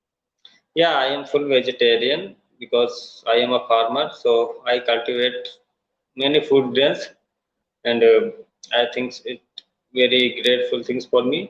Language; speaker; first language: English; non-native, learner; Hindi